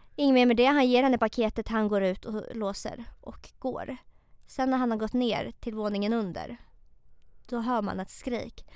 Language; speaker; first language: Swedish; native; Swedish